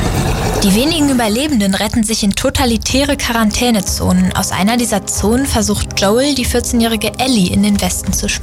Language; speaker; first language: German; native; German